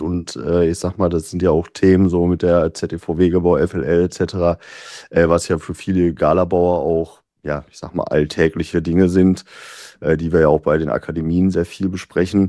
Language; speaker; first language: German; native; German